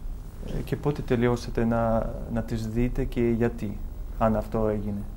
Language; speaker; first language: Greek; non-native, fluent; Russian